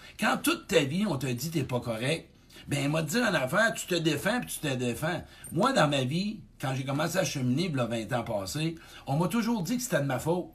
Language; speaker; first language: French; native; French